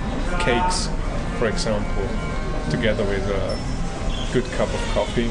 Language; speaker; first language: English; non-native, fluent; German